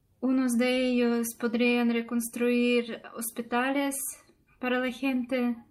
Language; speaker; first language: Spanish; non-native, learner; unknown